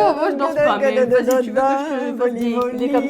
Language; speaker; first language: French; native; French